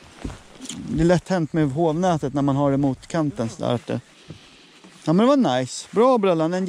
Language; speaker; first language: Swedish; native; Swedish